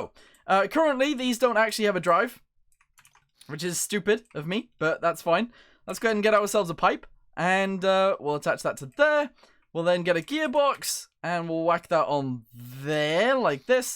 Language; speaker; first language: English; native; English